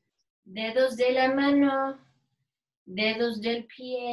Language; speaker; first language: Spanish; non-native, learner; English